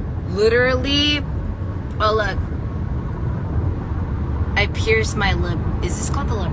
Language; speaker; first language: English; early bilingual, other home language; Korean